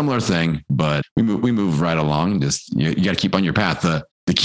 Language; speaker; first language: English; native; English